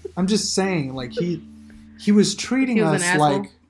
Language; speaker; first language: English; native; English